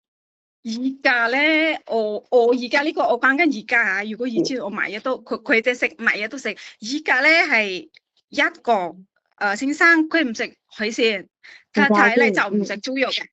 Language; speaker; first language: Cantonese; non-native, fluent; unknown